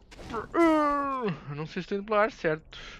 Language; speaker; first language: Portuguese; native; Portuguese